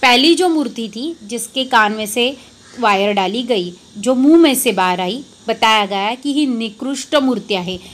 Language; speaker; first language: Hindi; non-native, local second language; Marathi